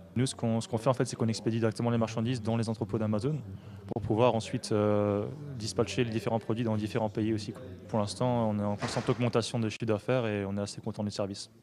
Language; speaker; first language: French; native; French